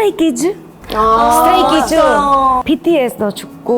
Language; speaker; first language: Korean; non-native, learner; Spanish